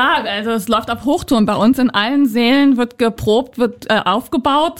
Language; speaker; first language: German; native; German